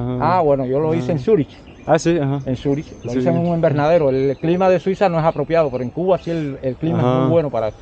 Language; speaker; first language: Spanish; native; Spanish